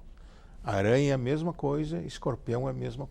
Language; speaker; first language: Portuguese; native; Portuguese